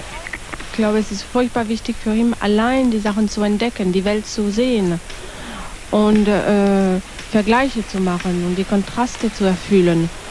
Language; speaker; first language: German; non-native, fluent; French